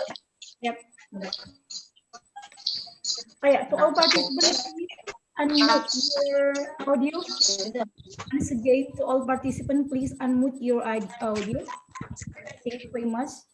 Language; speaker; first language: English; non-native, learner; Indonesian